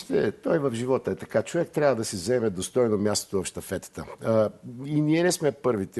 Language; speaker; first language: Bulgarian; native; Bulgarian